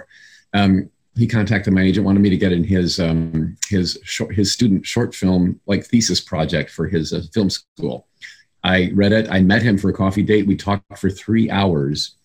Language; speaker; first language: English; native; English